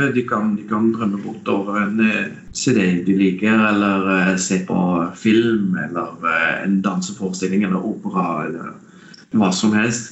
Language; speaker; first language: Norwegian; non-native, fluent; Dutch